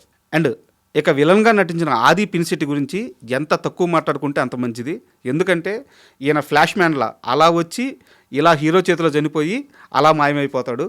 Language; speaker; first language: Telugu; native; Telugu